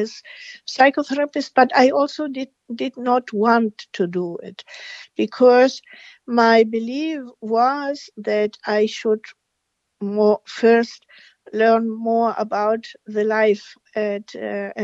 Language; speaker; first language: English; non-native, fluent; Spanish